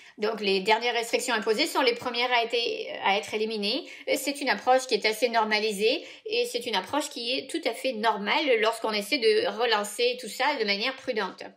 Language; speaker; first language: French; native; French